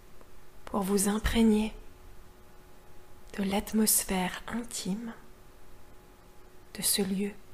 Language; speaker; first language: French; native; French